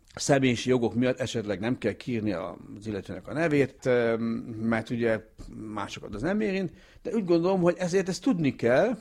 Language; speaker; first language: Hungarian; early bilingual, heritage; Hungarian